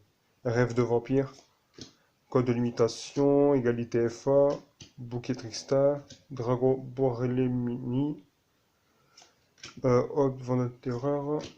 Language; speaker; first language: French; native; French